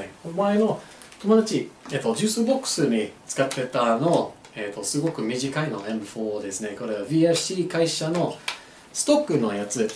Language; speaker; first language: Japanese; non-native, learner; English